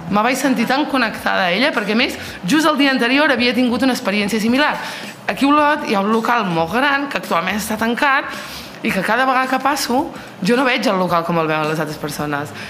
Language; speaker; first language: Catalan; early bilingual, other home language; Riffian